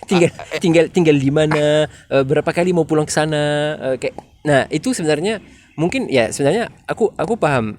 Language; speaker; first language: Indonesian; non-native, fluent; French